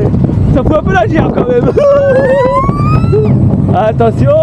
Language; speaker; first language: French; native; French